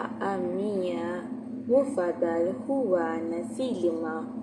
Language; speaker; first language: Arabic; non-native, learner; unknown